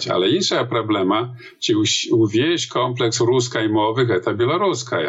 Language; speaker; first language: Polish; non-native, learner; Belarusian